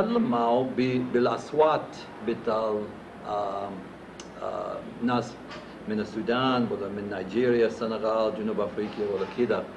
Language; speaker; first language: Arabic; non-native, fluent; English